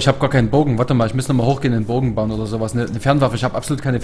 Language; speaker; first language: German; native; German